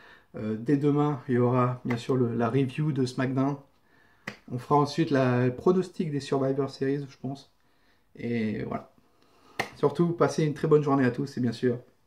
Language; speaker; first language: French; native; French